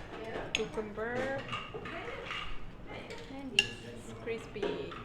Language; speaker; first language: English; non-native, learner; Korean